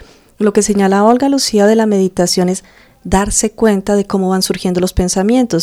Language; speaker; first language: Spanish; native; Spanish